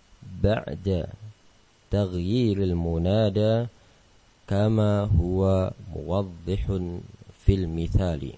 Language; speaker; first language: Arabic; non-native, fluent; Indonesian